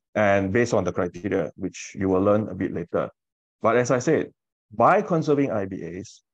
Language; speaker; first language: English; non-native, local second language; Min Nan Chinese